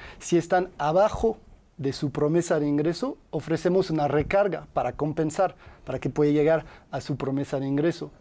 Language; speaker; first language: Spanish; non-native, fluent; French